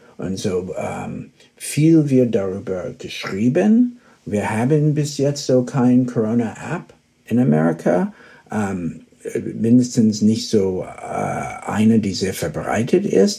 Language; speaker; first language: German; early bilingual, heritage; German